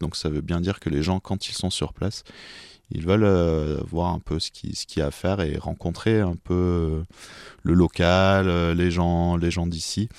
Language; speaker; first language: French; native; French